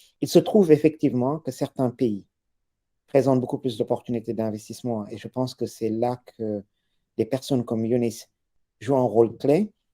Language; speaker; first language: French; non-native, local second language; Wolof